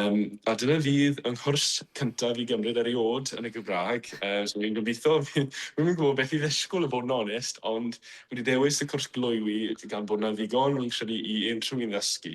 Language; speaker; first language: Welsh; non-native, fluent; English